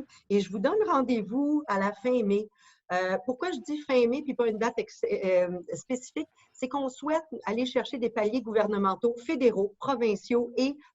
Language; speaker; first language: French; native; French